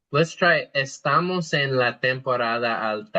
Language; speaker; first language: Spanish; non-native, fluent; English